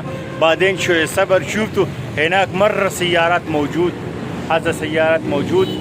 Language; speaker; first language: Arabic; non-native, learner; Pashto